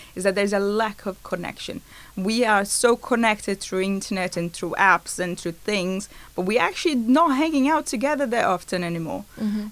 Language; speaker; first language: English; non-native, fluent; Portuguese